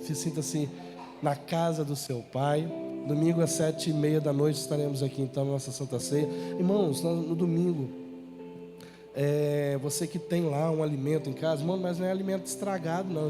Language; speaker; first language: Portuguese; native; Portuguese